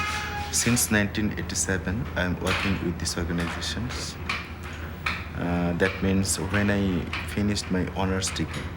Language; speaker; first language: English; non-native, learner; Bangla